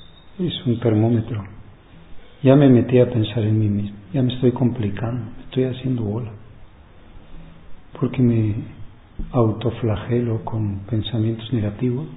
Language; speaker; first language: Spanish; native; Spanish